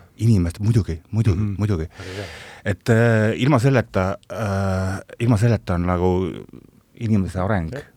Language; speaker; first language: Estonian; native; Estonian